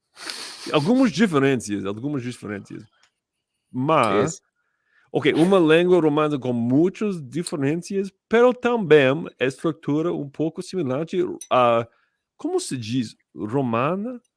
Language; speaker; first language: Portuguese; non-native, learner; English